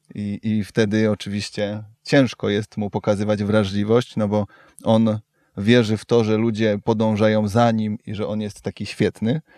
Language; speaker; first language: Polish; native; Polish